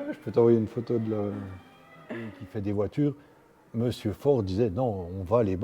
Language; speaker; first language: French; native; French